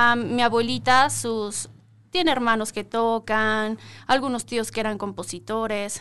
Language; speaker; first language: Spanish; native; Spanish